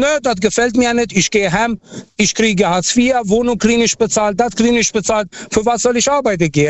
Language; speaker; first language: German; non-native, fluent; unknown